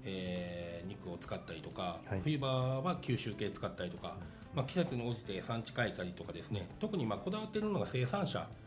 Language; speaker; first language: Japanese; native; Japanese